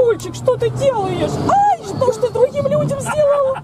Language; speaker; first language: Russian; native; Russian